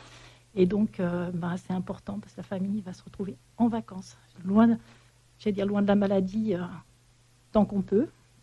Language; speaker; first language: French; native; French